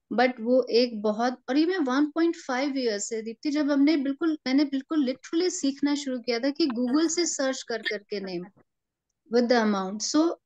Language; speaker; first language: Hindi; native; Hindi